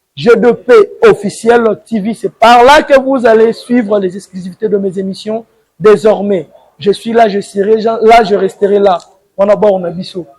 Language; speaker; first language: French; non-native, local second language; Lingala